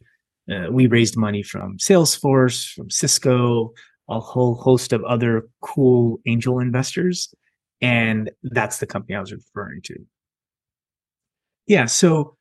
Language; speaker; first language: English; native; English